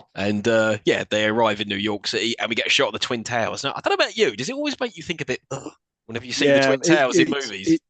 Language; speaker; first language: English; native; English